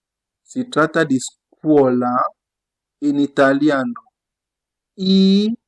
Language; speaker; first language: Italian; non-native, fluent; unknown